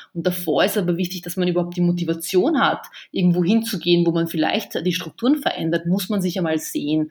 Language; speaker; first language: German; early bilingual, other home language; Bosnian